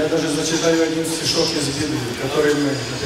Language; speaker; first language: Russian; native; Russian